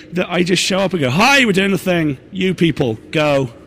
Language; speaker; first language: English; native; English